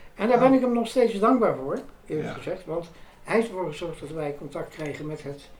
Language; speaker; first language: Dutch; native; Dutch